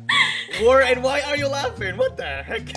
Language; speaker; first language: English; non-native, fluent; Indonesian